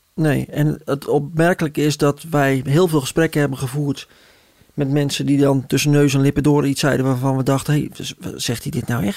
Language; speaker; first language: Dutch; native; Dutch